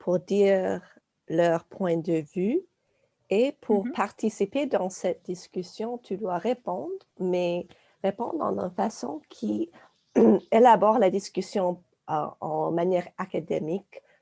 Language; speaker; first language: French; non-native, local second language; English